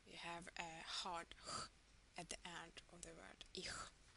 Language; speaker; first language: English; non-native, fluent; Russian